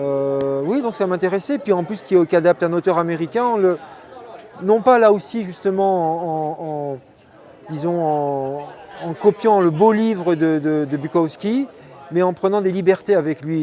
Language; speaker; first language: French; non-native, local second language; Arabic